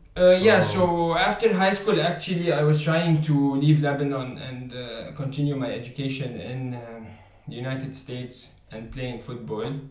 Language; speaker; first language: English; non-native, fluent; Arabic